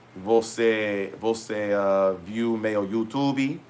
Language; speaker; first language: Portuguese; non-native, learner; English